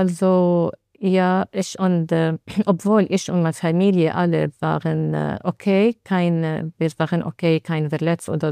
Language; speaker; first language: German; non-native, learner; Arabic